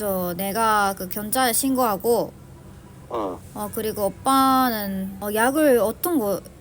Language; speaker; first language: Korean; non-native, learner; Japanese